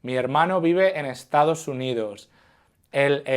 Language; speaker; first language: Spanish; non-native, fluent; English